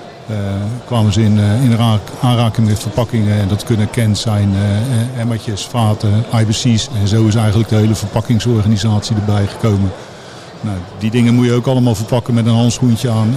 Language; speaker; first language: Dutch; native; Dutch